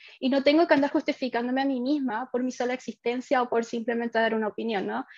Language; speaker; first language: Spanish; native; Spanish